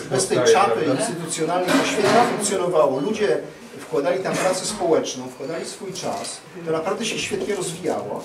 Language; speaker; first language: Polish; native; Polish